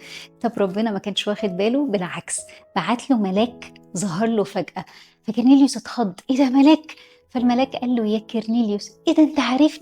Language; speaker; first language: Arabic; native; Arabic